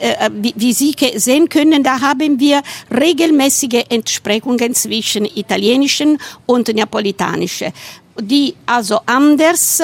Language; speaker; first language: German; non-native, fluent; Italian